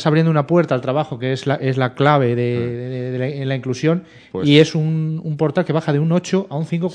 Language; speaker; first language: Spanish; native; Spanish